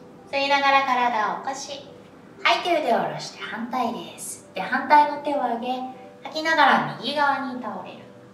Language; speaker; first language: Japanese; native; Japanese